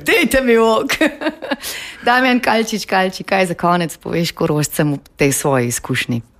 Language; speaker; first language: Slovenian; native; Slovenian